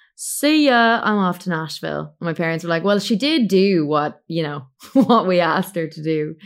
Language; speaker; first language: English; native; English